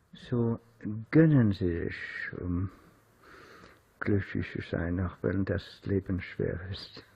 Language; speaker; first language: German; non-native, fluent; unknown